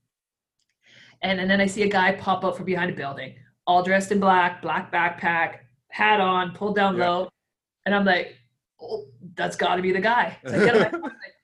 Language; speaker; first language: English; native; English